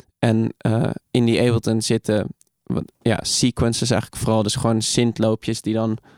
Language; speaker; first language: Dutch; native; Dutch